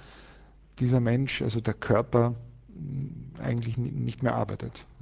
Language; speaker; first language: German; native; German